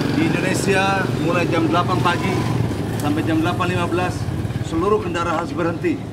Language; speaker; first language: Indonesian; native; Indonesian